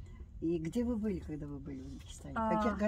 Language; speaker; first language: Russian; non-native, local second language; Uzbek